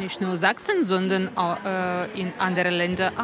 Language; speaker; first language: German; non-native, learner; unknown